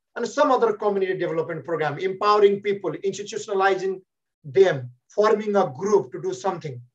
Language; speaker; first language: English; non-native, local second language; Nepali